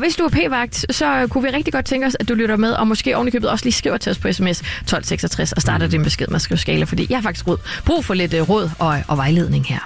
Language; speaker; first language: Danish; native; Danish